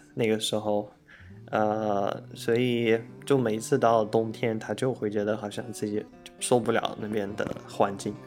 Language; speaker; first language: Chinese; non-native, fluent; Russian